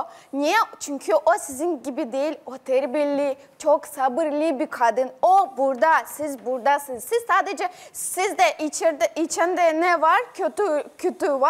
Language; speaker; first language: Turkish; non-native, learner; Russian